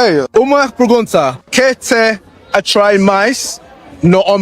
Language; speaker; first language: Portuguese; non-native, learner; English